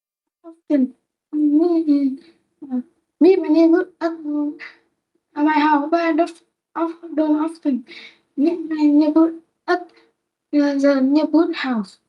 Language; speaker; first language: English; non-native, learner; Vietnamese